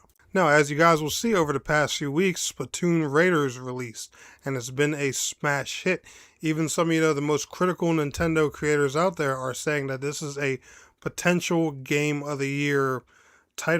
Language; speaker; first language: English; native; English